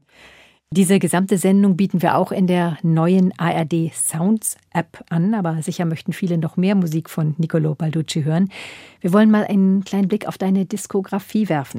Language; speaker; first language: German; native; German